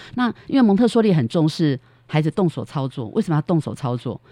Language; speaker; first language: Chinese; native; Chinese